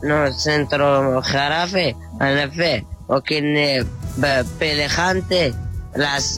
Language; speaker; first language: Spanish; non-native, learner; Arabic